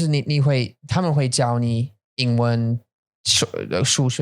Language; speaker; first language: Chinese; non-native, learner; English